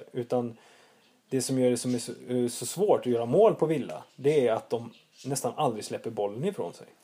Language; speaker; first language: Swedish; native; Swedish